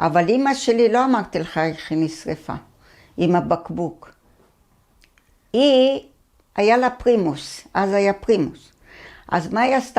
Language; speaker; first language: Hebrew; early bilingual, other home language; Arabic